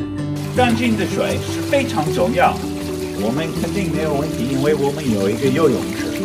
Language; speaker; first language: Chinese; non-native, learner; English